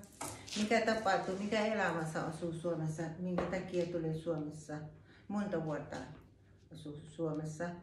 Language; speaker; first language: Finnish; non-native, learner; Thai